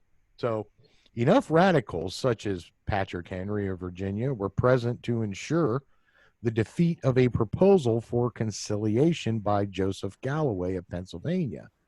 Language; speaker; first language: English; native; English